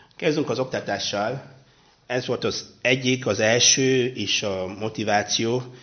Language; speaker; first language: Hungarian; non-native, fluent; Luba-Lulua